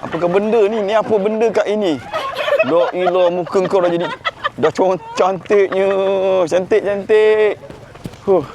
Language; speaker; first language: Malay; native; Malay